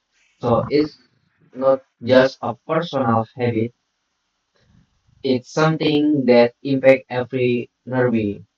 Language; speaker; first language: English; non-native, learner; Indonesian